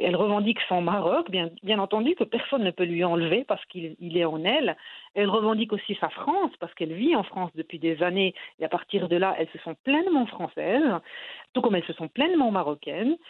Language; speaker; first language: French; non-native, local second language; Arabic